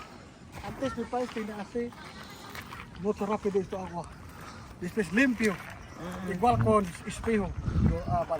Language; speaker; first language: Spanish; non-native, learner; Filipino